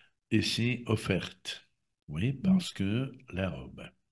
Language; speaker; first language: French; non-native, fluent; Russian